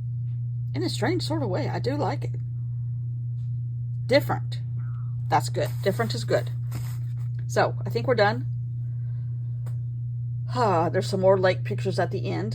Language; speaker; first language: English; native; English